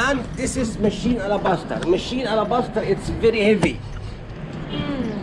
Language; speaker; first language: English; non-native, learner; Arabic